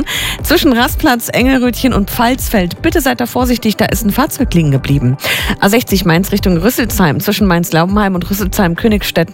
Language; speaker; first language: German; native; German